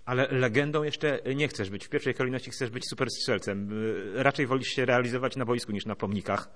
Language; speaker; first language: Polish; native; Polish